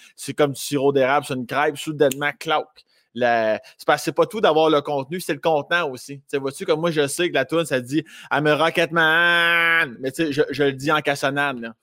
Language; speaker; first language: French; native; French